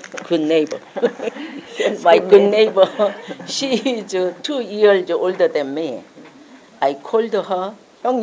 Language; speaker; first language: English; non-native, learner; Korean